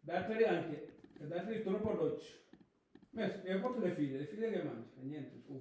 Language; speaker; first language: Italian; non-native, learner; Punjabi